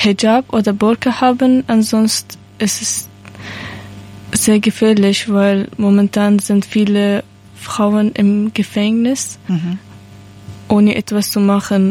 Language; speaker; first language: German; non-native, learner; Persian